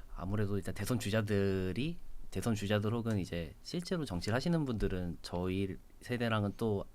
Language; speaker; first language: Korean; native; Korean